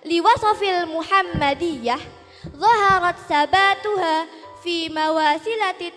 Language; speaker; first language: Arabic; non-native, learner; Indonesian